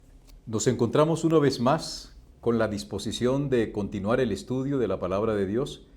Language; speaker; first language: Spanish; native; Spanish